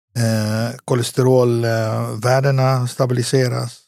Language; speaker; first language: Swedish; early bilingual, other home language; Arabic